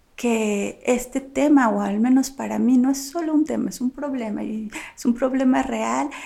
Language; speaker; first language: Spanish; native; Spanish